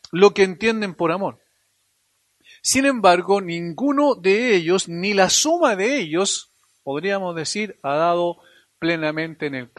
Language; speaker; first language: Spanish; native; Spanish